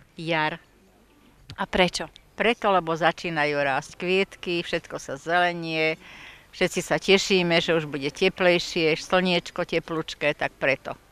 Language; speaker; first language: Slovak; native; Slovak